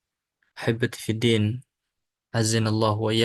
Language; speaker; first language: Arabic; non-native, fluent; Indonesian